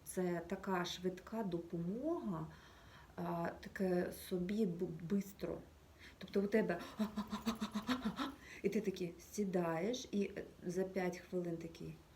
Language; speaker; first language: Ukrainian; native; Ukrainian